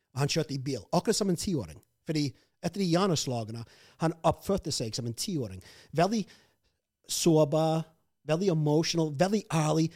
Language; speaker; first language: Norwegian; non-native, fluent; English